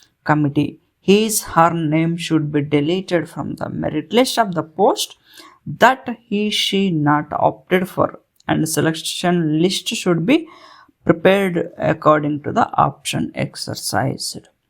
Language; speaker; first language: English; non-native, local second language; Telugu